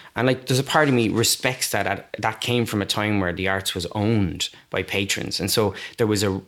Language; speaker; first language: English; native; English